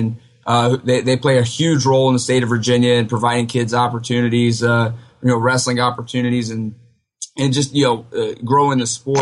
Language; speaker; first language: English; native; English